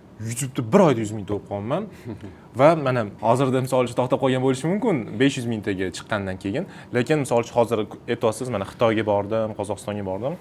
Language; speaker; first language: Uzbek; non-native, local second language; Russian